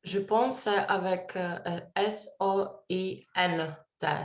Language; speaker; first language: French; non-native, learner; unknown